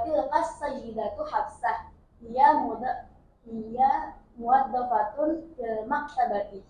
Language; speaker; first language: Arabic; non-native, learner; Indonesian